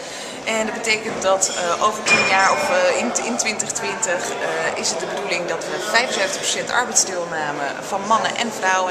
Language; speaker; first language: Dutch; native; Dutch